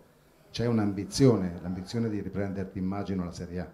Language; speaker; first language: Italian; native; Italian